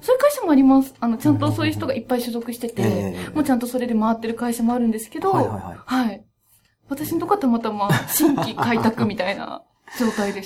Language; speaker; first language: Japanese; native; Japanese